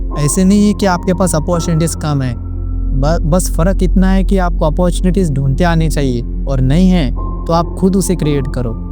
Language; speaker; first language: Hindi; non-native, local second language; Marathi